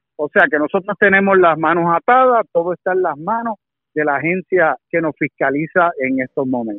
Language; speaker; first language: Spanish; native; Spanish